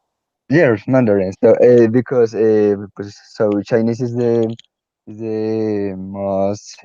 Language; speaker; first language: English; non-native, learner; Spanish